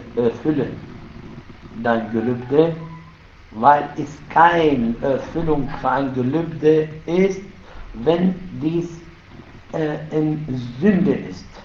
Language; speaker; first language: German; non-native, fluent; Arabic